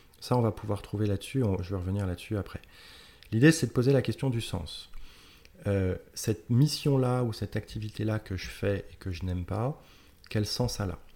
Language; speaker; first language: French; native; French